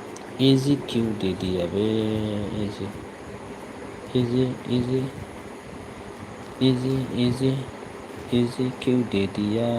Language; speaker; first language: Hindi; non-native, local second language; Bodo